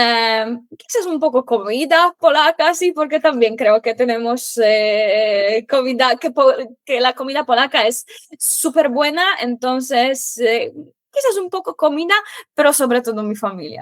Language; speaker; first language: Spanish; non-native, fluent; Polish